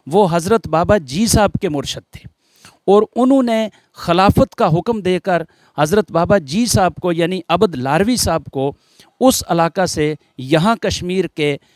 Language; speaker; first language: Hindi; non-native, local second language; Gujari